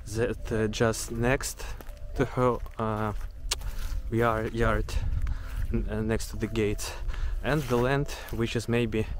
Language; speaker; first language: English; non-native, fluent; Ukrainian